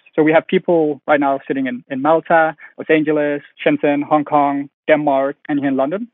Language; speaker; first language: English; non-native, fluent; Danish